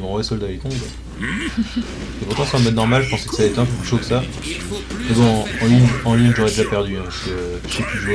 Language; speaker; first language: French; native; French